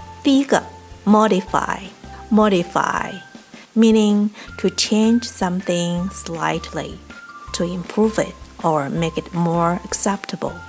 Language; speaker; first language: English; non-native, fluent; Chinese